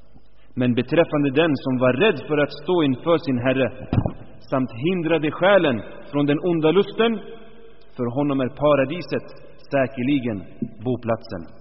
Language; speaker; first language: Swedish; early bilingual, other home language; Arabic